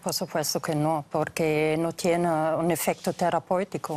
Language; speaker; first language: Spanish; non-native, fluent; German